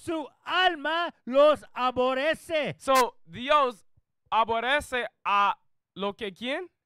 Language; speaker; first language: Spanish; non-native, learner; English